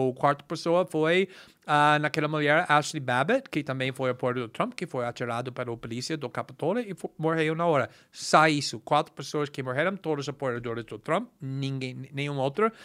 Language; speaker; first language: Portuguese; non-native, fluent; English